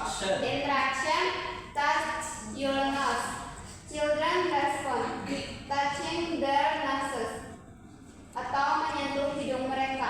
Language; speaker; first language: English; non-native, learner; Indonesian